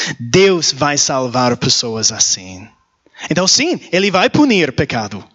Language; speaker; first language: Portuguese; non-native, learner; English